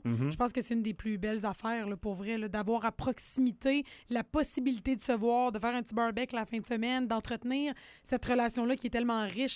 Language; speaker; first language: French; native; French